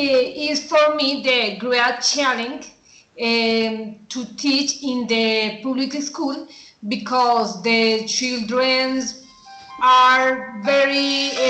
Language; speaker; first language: English; non-native, learner; Spanish